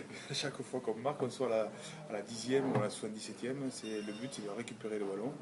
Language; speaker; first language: French; native; French